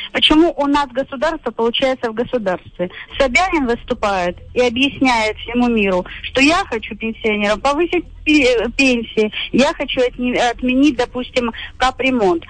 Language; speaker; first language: Russian; native; Russian